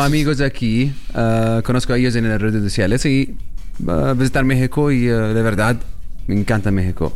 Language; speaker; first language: Spanish; non-native, learner; Arabic